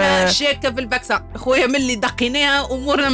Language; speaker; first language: Arabic; native; Arabic